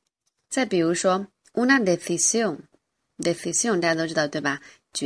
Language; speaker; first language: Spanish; non-native, fluent; Chinese